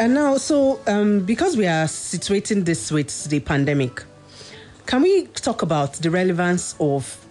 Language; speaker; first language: English; non-native, local second language; Yoruba